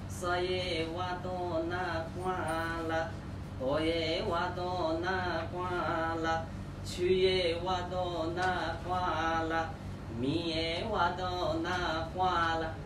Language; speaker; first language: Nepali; non-native, local second language; Gurung